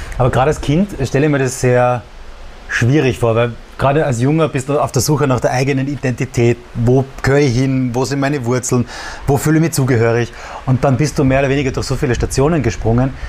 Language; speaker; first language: German; native; German